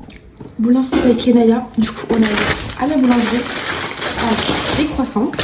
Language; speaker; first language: French; native; French